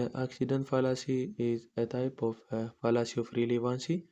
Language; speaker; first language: English; non-native, local second language; Amharic